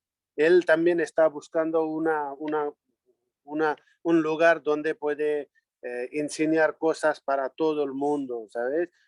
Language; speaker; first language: Spanish; non-native, learner; Nepali